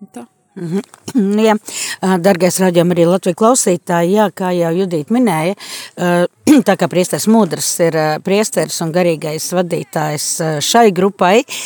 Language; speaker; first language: Latvian; native; Latvian